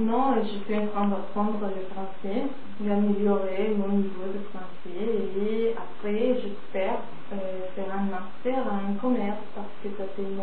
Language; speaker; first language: French; non-native, fluent; Spanish